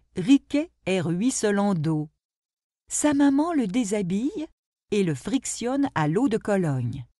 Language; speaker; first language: French; non-native, local second language; Arabic